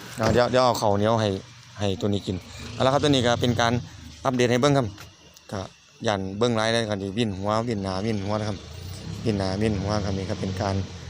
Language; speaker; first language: Thai; native; Thai